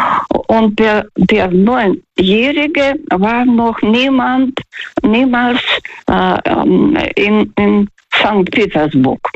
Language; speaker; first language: German; non-native, fluent; Russian